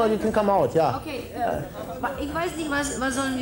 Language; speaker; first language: German; non-native, learner; Slovenian